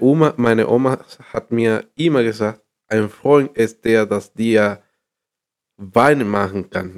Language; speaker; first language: German; non-native, learner; Spanish